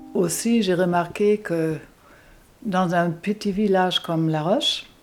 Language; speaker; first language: French; non-native, fluent; German